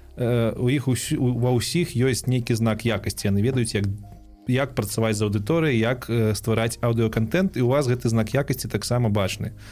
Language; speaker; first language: Belarusian; non-native, local second language; Russian